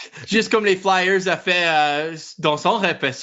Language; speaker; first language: French; non-native, learner; English